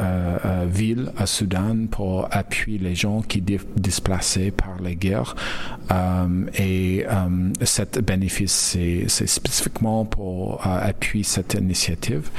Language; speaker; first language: French; non-native, learner; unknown